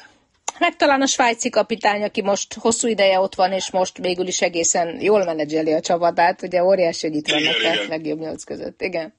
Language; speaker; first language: Hungarian; native; Hungarian